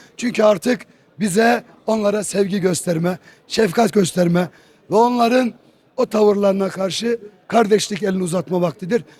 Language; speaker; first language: Turkish; native; Turkish